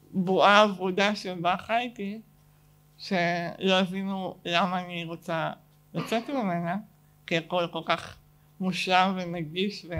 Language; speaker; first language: Hebrew; native; Hebrew